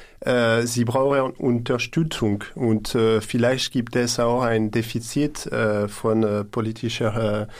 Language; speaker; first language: German; non-native, learner; French